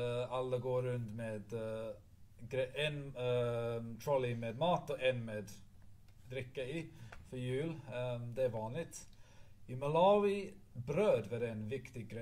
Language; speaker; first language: Swedish; non-native, learner; English